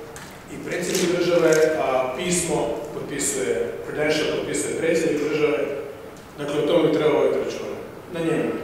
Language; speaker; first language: Croatian; native; Croatian